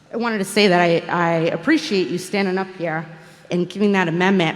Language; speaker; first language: English; native; English